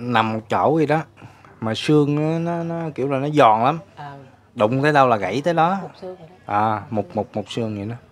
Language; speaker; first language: Vietnamese; native; Vietnamese